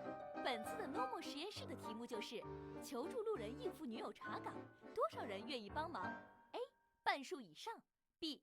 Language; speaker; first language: Chinese; native; Chinese